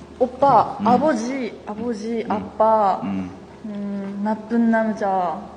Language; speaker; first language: Korean; non-native, learner; Japanese